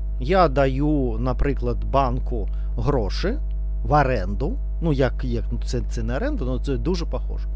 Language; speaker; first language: Ukrainian; non-native, learner; Russian